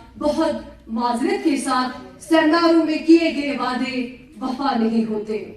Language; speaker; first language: Urdu; non-native, local second language; Kashmiri